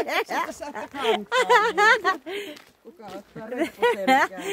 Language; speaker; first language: Finnish; native; Finnish